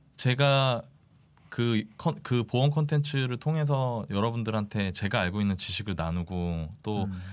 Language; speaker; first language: Korean; native; Korean